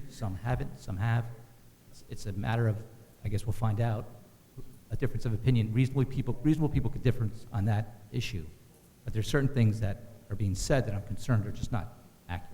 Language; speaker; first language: English; native; English